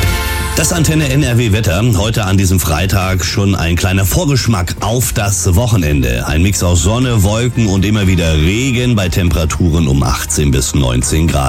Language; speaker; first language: German; native; German